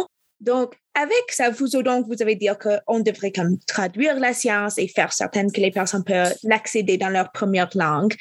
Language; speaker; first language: French; non-native, local second language; English